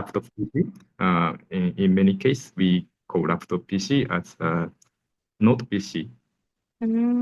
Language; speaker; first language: English; non-native, learner; Japanese